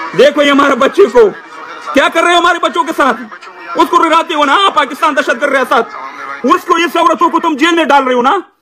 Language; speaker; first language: Urdu; non-native, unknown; Pashto